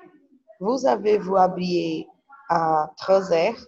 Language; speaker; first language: French; non-native, learner; Portuguese